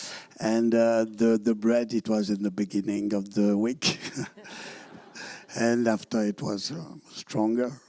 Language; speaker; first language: English; non-native, learner; French